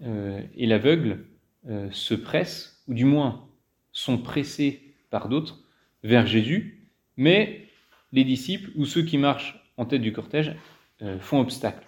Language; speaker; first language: French; native; French